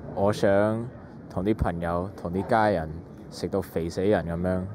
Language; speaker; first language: Cantonese; early bilingual, heritage; Cantonese